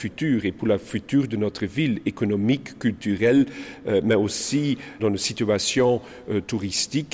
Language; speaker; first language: French; non-native, local second language; Dutch